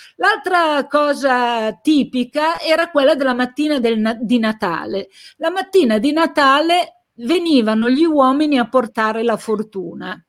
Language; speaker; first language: Italian; native; Italian